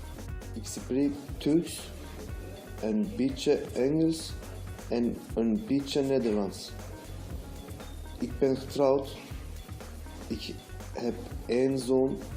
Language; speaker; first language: Dutch; non-native, learner; Turkish